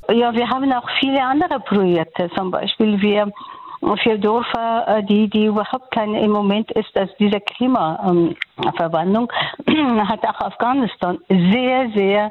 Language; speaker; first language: German; non-native, learner; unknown